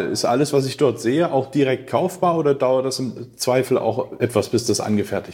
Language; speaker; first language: German; native; German